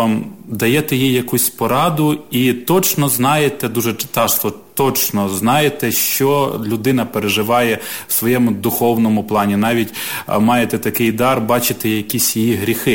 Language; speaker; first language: Ukrainian; native; Ukrainian